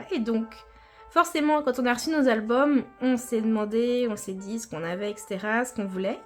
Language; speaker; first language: French; native; French